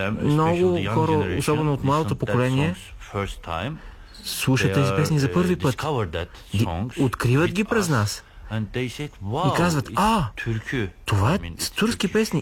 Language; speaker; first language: Bulgarian; non-native, fluent; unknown